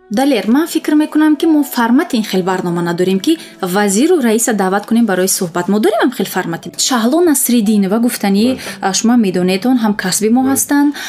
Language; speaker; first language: Tajik; non-native, local second language; Russian